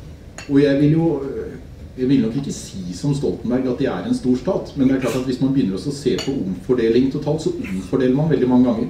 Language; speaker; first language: Norwegian; native; Norwegian